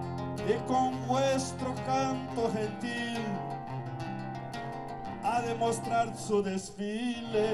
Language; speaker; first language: Spanish; non-native, fluent; Portuguese